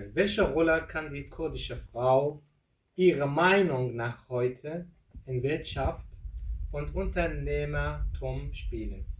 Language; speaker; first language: German; non-native, learner; Kurdish